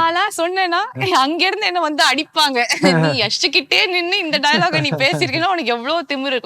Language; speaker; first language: Tamil; native; Tamil